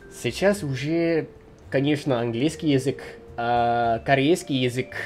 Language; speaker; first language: Russian; non-native, learner; English